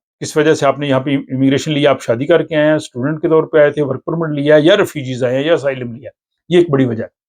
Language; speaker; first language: Urdu; native; Urdu